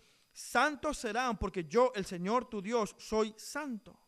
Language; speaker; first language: Spanish; native; Spanish